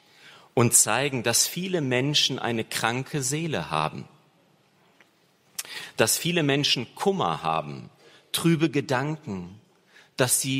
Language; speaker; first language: German; native; German